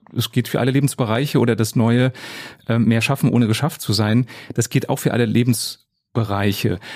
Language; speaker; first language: German; native; German